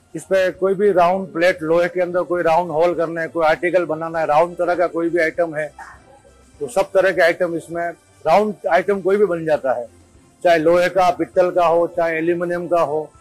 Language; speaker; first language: Hindi; non-native, local second language; Gujarati